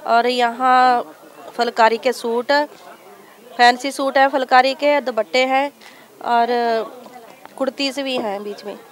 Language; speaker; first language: Hindi; native; Hindi